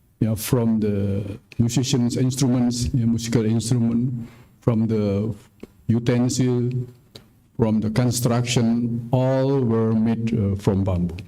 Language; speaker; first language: English; non-native, fluent; Indonesian